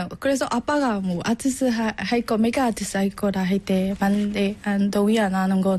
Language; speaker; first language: Korean; non-native, learner; Burmese